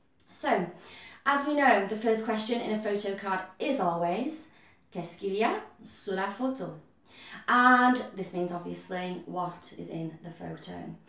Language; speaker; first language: English; native; English